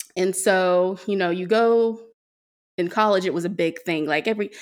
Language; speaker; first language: English; native; English